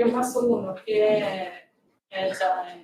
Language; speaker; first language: Italian; non-native, learner; Portuguese